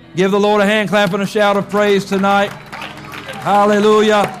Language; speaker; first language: English; native; English